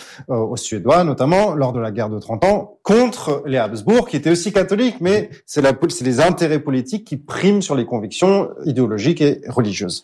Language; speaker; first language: French; native; French